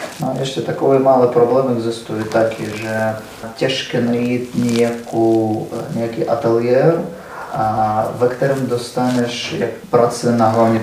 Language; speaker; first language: Czech; non-native, learner; Russian